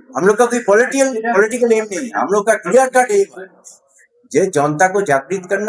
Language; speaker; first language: Hindi; non-native, local second language; Bangla